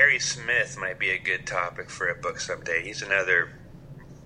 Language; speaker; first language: English; native; English